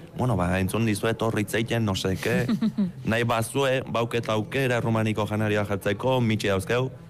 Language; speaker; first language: Basque; early bilingual, other home language; Romanian